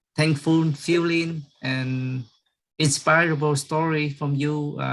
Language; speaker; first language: English; non-native, learner; Vietnamese